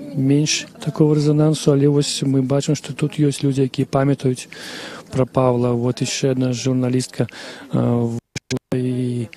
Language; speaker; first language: Russian; non-native, local second language; Belarusian